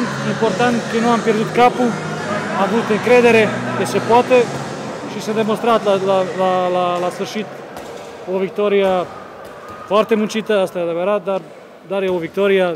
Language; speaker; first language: Romanian; non-native, fluent; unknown